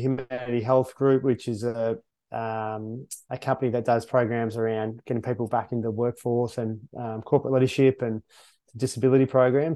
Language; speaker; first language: English; native; English